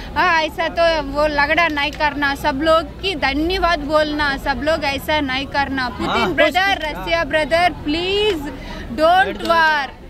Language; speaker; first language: Hindi; non-native, local second language; Telugu